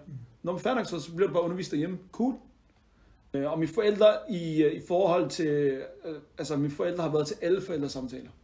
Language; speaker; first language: Danish; early bilingual, other home language; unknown